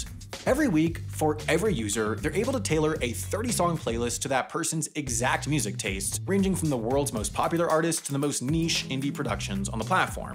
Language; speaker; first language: English; native; English